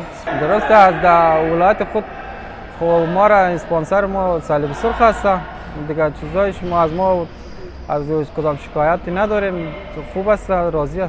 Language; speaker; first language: Persian; native; Persian